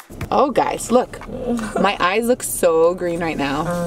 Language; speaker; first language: English; native; English